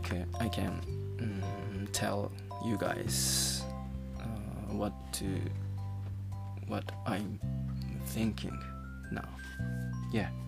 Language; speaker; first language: English; non-native, learner; Japanese